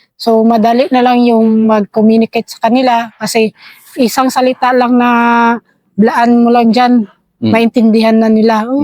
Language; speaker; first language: Filipino; non-native, local second language; Cebuano